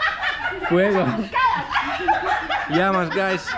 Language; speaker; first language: Spanish; non-native, learner; Greek